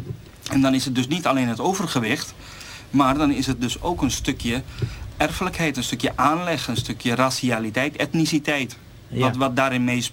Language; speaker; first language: Dutch; native; Dutch